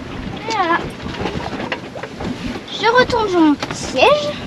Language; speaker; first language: French; native; French